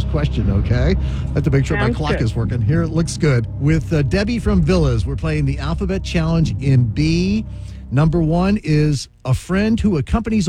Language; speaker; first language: English; native; English